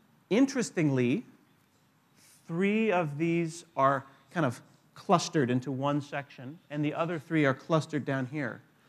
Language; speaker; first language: English; native; English